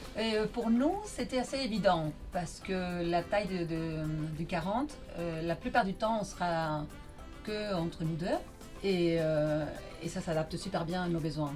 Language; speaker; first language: French; non-native, fluent; Spanish